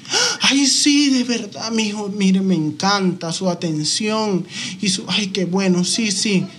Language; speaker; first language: Spanish; native; Spanish